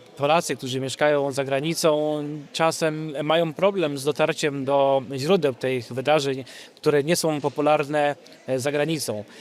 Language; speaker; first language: Polish; native; Polish